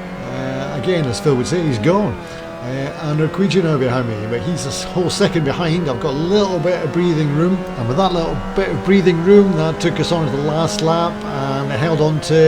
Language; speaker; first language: English; native; English